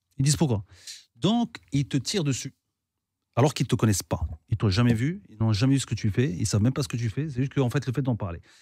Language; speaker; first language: French; non-native, local second language; Arabic